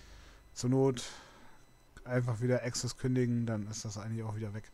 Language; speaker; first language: German; native; German